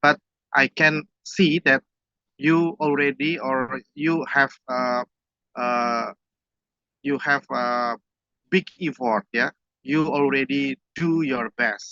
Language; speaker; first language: English; non-native, fluent; Indonesian